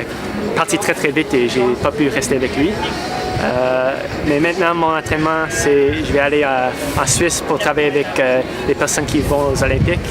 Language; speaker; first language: French; non-native, local second language; English